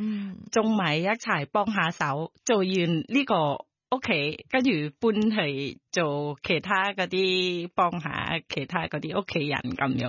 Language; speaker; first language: Cantonese; non-native, fluent; Thai